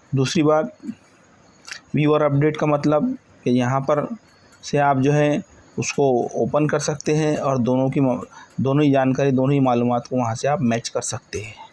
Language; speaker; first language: Hindi; non-native, local second language; Marathi